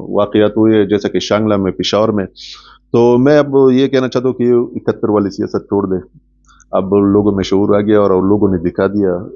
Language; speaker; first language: Urdu; non-native, local second language; Pashto